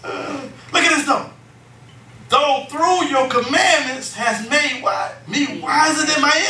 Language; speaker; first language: English; native; English